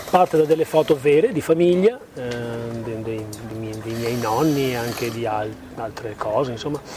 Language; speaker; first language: Italian; native; Italian